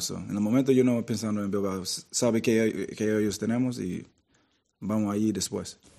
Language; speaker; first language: Spanish; non-native, learner; English